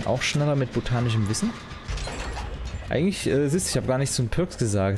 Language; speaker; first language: German; native; German